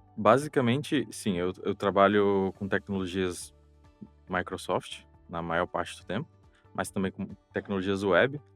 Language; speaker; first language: Portuguese; native; Portuguese